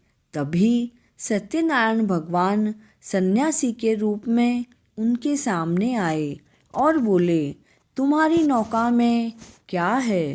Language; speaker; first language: Hindi; native; Hindi